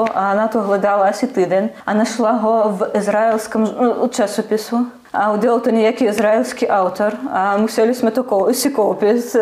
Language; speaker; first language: Czech; non-native, learner; Russian